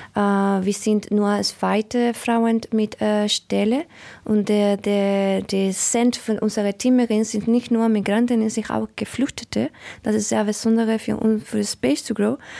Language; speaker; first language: German; non-native, learner; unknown